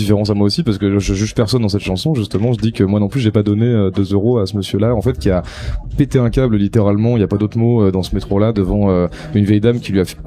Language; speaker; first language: French; native; French